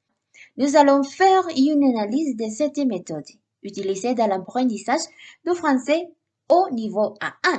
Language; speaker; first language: French; non-native, learner; Spanish